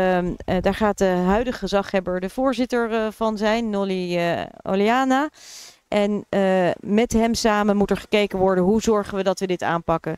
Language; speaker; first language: Dutch; native; Dutch